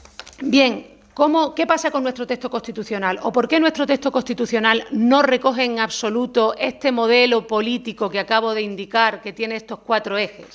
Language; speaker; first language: Spanish; native; Spanish